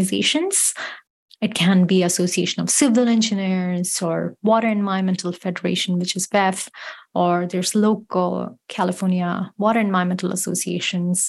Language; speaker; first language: English; non-native, local second language; Tamil